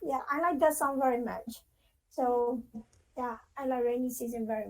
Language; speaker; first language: English; non-native, fluent; Burmese